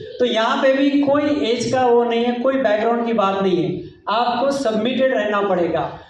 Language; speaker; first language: Hindi; native; Hindi